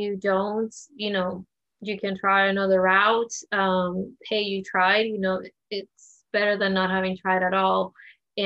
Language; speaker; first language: English; non-native, fluent; Spanish